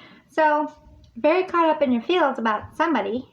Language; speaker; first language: English; native; English